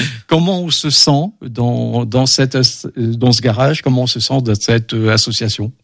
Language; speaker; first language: French; native; French